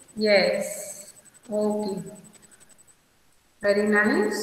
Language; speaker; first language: English; non-native, local second language; Hindi